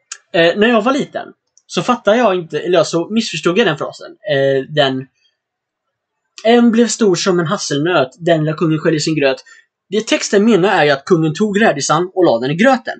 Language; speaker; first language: Swedish; native; Swedish